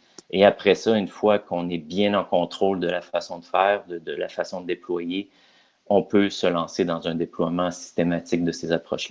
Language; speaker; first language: French; native; French